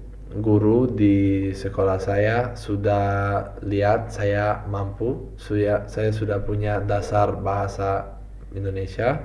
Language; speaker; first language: Indonesian; non-native, fluent; Italian